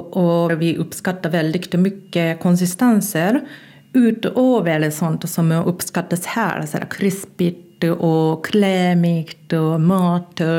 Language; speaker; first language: Swedish; non-native, fluent; Japanese